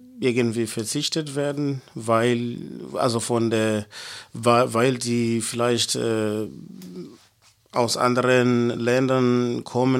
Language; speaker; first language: German; non-native, fluent; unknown